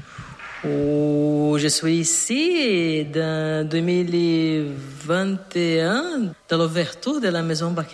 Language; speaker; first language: French; non-native, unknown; Portuguese